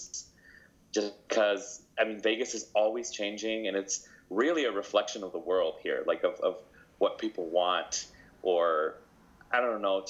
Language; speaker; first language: English; early bilingual, other home language; Spanish